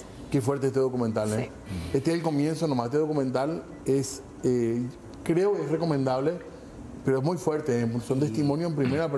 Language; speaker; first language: Spanish; native; Spanish